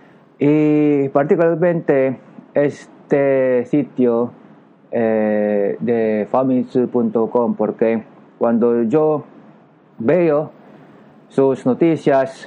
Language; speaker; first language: Spanish; non-native, learner; Japanese